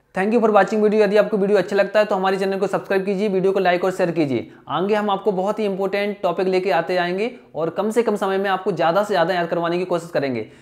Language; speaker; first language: Hindi; native; Hindi